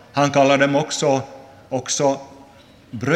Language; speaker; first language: Swedish; non-native, local second language; Finnish